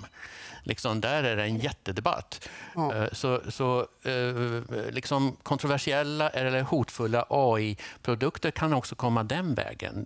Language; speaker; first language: Swedish; native; Swedish